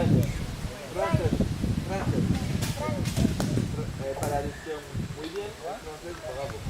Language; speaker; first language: Spanish; non-native, learner; French